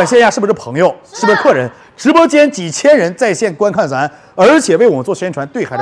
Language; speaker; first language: Chinese; native; Chinese